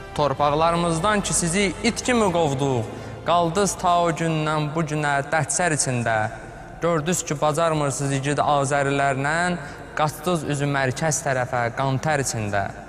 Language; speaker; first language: Azerbaijani; native; Azerbaijani